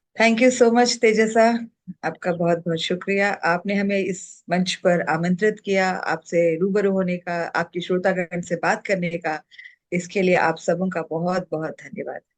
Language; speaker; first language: Hindi; native; Hindi